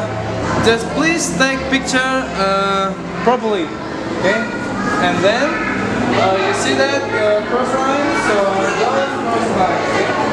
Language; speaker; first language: English; non-native, learner; Indonesian